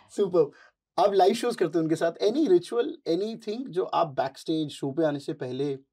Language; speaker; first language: Hindi; native; Hindi